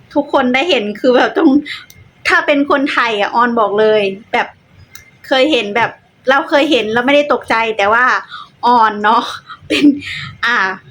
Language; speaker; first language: Thai; native; Thai